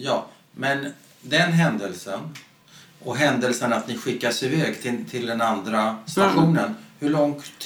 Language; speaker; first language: Swedish; native; Swedish